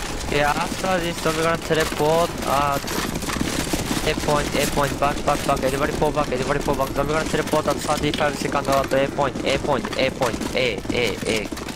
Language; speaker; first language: English; non-native, learner; Japanese